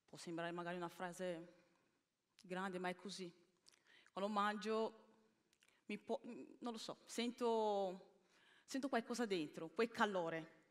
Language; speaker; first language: Italian; early bilingual, other home language; Bini